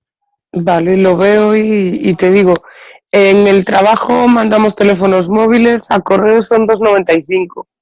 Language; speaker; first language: Spanish; native; Spanish